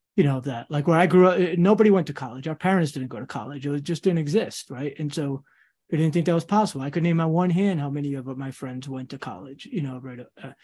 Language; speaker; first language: English; native; English